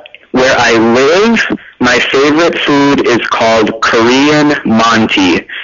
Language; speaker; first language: English; native; English